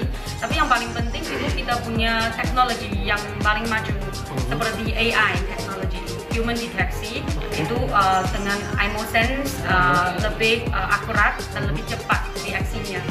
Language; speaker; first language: Indonesian; non-native, learner; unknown